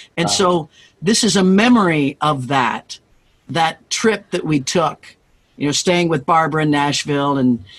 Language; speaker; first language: English; native; English